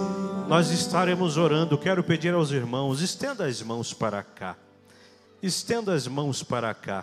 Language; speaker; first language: Portuguese; native; Portuguese